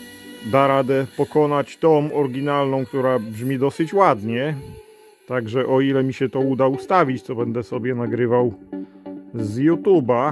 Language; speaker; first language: Polish; native; Polish